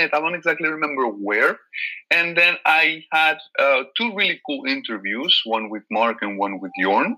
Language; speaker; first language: English; non-native, fluent; Catalan